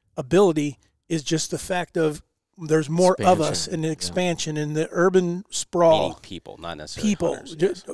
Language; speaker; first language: English; native; English